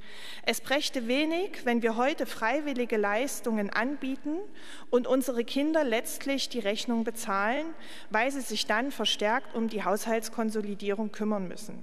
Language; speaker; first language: German; native; German